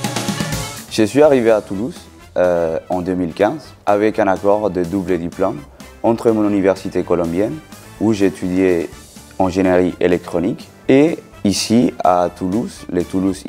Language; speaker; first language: French; non-native, fluent; Spanish